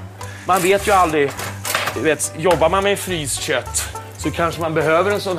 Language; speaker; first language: Swedish; native; Swedish